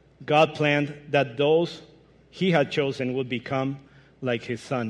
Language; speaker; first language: English; non-native, fluent; Spanish